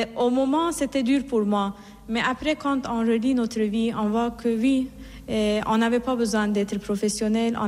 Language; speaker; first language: French; non-native, fluent; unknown